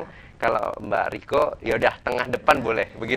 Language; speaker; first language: Indonesian; native; Indonesian